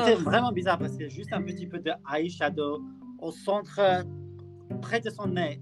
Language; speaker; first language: French; non-native, learner; English